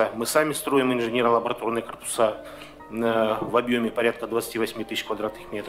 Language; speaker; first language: Russian; native; Russian